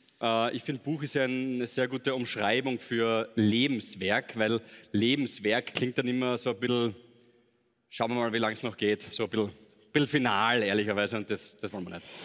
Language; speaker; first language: German; native; German